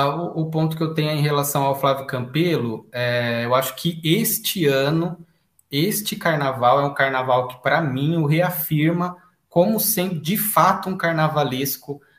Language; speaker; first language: Portuguese; native; Portuguese